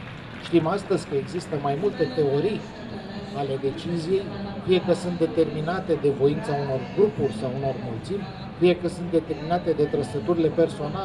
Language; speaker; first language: Romanian; native; Romanian